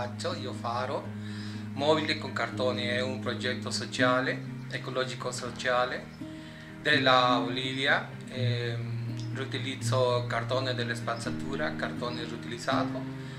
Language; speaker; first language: Italian; non-native, learner; Spanish